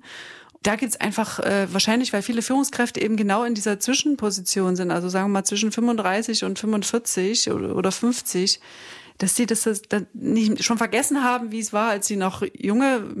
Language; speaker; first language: German; native; German